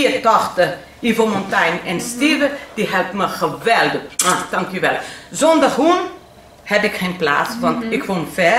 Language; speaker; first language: Dutch; non-native, learner; Portuguese